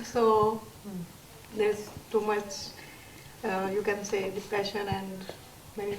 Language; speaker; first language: English; non-native, learner; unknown